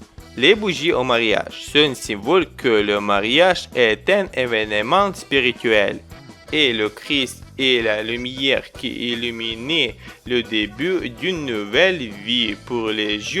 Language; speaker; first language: French; non-native, fluent; Ukrainian